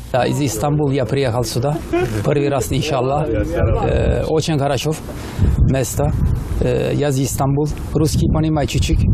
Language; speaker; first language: Russian; non-native, learner; Turkish